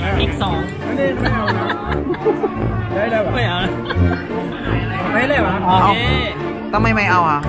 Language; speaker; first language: Thai; non-native, learner; Filipino